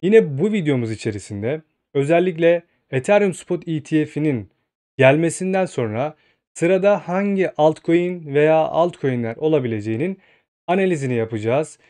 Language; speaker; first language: Turkish; native; Turkish